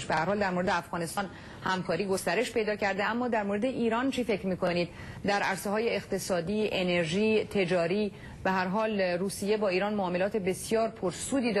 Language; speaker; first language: Persian; native; Persian